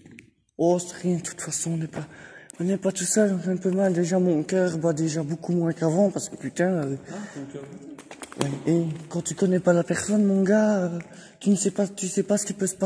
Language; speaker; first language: French; native; French